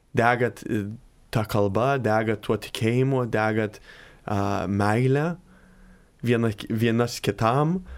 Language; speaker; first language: Lithuanian; early bilingual, heritage; Lithuanian